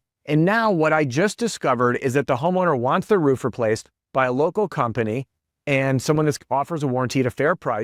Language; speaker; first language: English; native; English